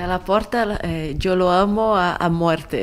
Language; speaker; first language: Spanish; non-native, fluent; Portuguese